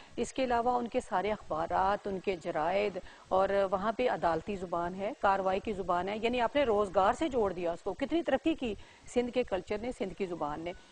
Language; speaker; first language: Urdu; non-native, local second language; Punjabi